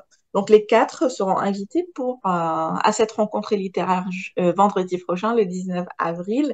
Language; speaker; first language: French; non-native, local second language; Arabic